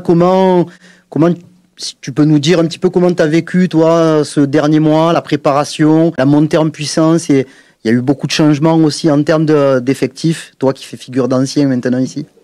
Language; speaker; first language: French; native; French